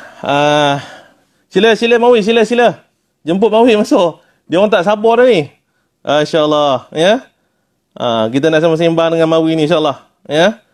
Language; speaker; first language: Malay; native; Malay